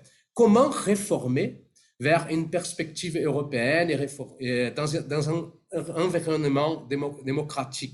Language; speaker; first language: French; non-native, fluent; Portuguese